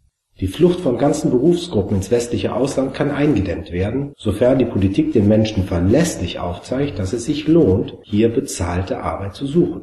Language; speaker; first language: German; native; German